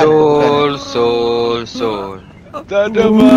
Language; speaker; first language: Malay; native; Malay